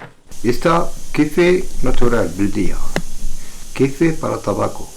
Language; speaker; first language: Spanish; non-native, learner; Arabic